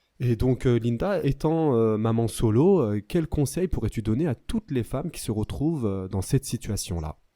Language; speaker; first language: French; native; French